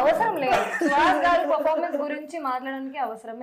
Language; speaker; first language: Telugu; non-native, learner; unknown